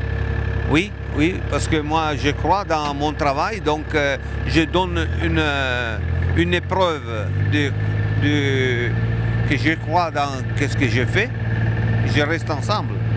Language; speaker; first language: French; non-native, fluent; Italian